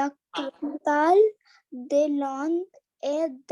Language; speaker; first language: French; non-native, learner; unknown